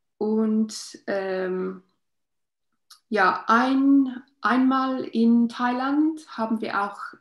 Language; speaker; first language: German; non-native, learner; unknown